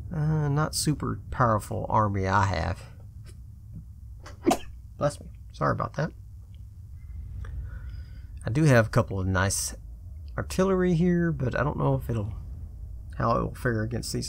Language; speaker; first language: English; native; English